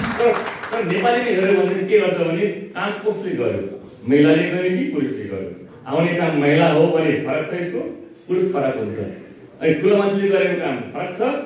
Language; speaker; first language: Nepali; non-native, local second language; Eastern Tamang